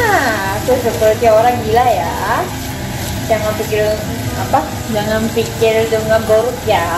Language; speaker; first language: Indonesian; non-native, learner; Japanese